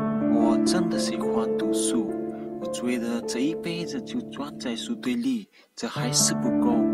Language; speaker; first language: Chinese; non-native, fluent; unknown